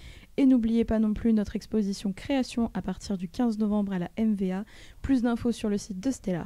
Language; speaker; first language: French; native; French